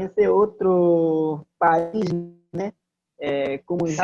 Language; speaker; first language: Portuguese; non-native, local second language; Ticuna